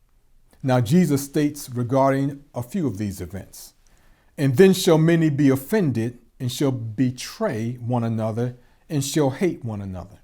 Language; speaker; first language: English; native; English